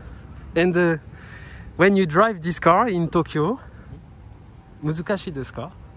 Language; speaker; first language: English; non-native, learner; French